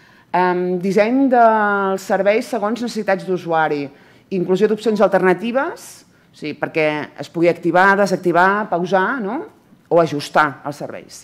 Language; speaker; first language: Catalan; native; Catalan